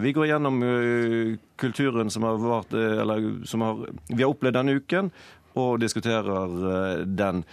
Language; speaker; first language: Norwegian; native; Norwegian